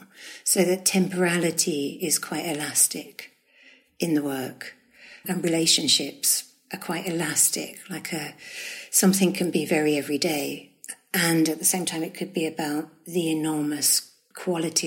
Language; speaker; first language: English; native; English